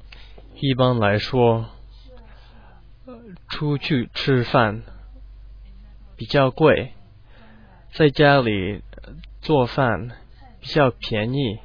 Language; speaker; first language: Chinese; non-native, learner; English